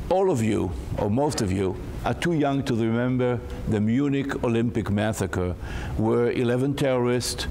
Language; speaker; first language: English; non-native, fluent; Hebrew